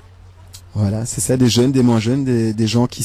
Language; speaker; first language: French; native; French